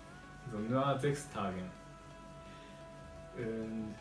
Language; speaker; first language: German; non-native, learner; Japanese